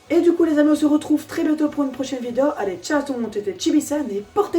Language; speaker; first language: French; native; French